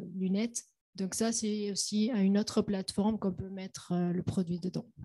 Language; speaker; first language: French; non-native, local second language; Arabic